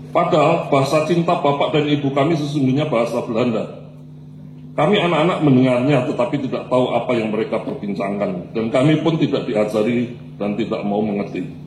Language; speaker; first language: Indonesian; non-native, local second language; Javanese